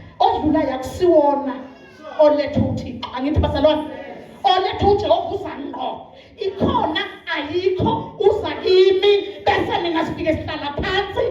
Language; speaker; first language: Zulu; non-native, local second language; Swati